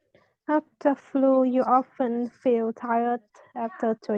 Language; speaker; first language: English; non-native, learner; Vietnamese